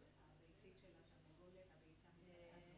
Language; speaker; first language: Hebrew; native; Hebrew